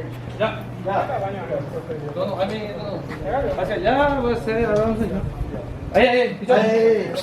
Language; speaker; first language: Spanish; native; Spanish